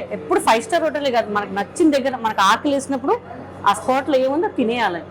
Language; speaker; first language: Telugu; non-native, local second language; Hindi